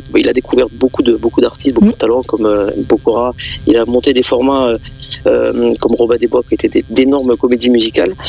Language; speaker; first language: French; native; French